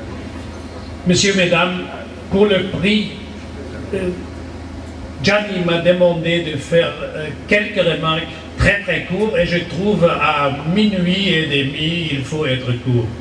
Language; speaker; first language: French; non-native, fluent; German